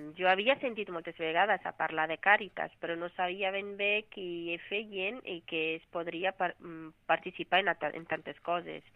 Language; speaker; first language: Catalan; non-native, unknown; Arabic